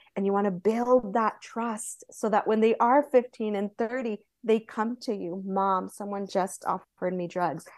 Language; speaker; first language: English; early bilingual, other home language; Spanish